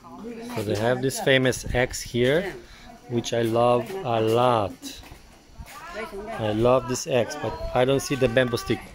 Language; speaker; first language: English; non-native, learner; Vietnamese